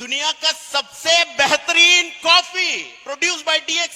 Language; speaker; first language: Hindi; non-native, fluent; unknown